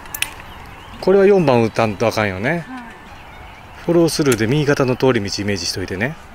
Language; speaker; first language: Japanese; native; Japanese